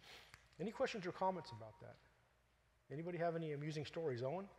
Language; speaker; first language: English; native; English